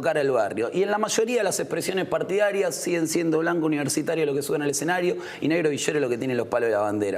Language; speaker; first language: Spanish; native; Spanish